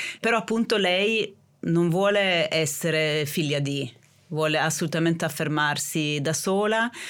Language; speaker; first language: Italian; non-native, fluent; Swedish